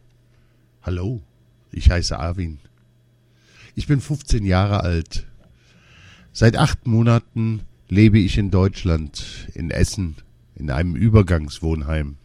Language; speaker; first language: German; non-native, learner; Kurdish